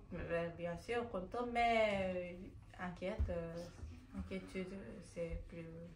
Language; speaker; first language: French; non-native, learner; Japanese